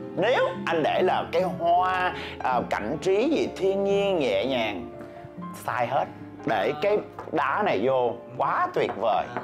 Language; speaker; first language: Vietnamese; native; Vietnamese